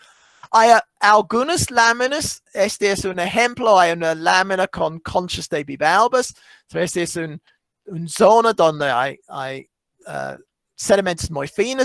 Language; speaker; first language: Spanish; non-native, fluent; English